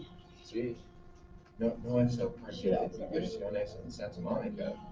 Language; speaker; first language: Spanish; non-native, fluent; English